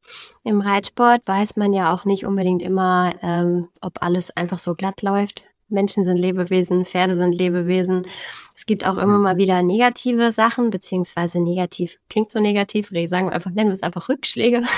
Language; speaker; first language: German; native; German